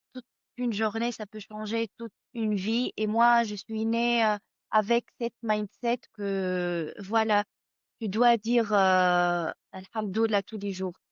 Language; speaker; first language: French; non-native, local second language; Arabic